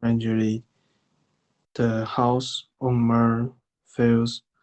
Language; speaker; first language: English; non-native, learner; Chinese